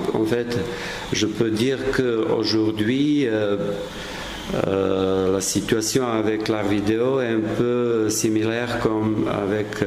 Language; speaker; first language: French; non-native, fluent; Serbian